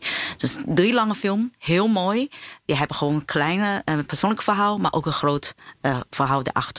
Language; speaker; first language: Dutch; non-native, fluent; Chinese